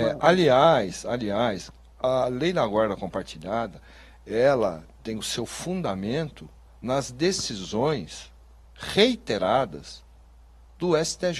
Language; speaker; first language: Portuguese; native; Portuguese